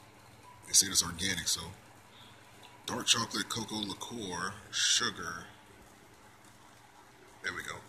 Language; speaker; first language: English; native; English